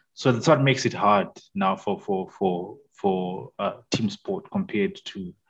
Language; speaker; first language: English; non-native, local second language; Shona